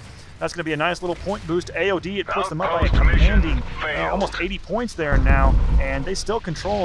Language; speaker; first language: English; native; English